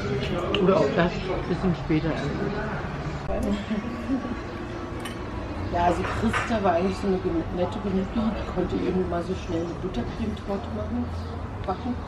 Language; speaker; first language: German; native; German